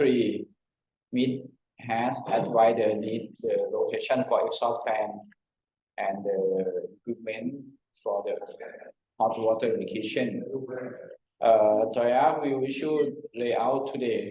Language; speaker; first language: English; non-native, learner; Thai